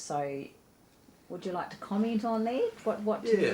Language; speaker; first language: English; native; English